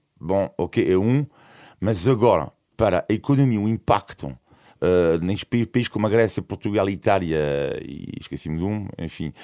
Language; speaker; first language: Portuguese; non-native, fluent; French